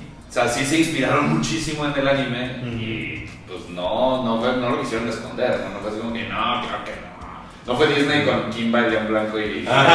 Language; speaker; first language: Spanish; native; Spanish